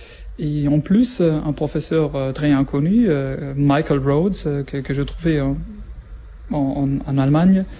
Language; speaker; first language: French; non-native, learner; German